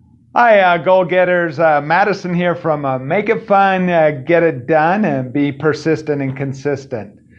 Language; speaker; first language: English; native; English